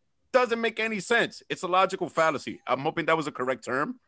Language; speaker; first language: English; early bilingual, other home language; Spanish